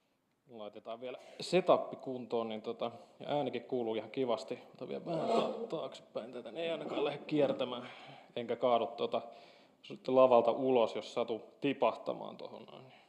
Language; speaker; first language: Finnish; native; Finnish